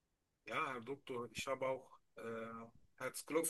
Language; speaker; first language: German; non-native, learner; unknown